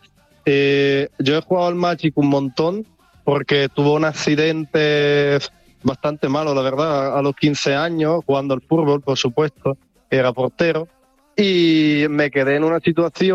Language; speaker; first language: Spanish; non-native, fluent; Italian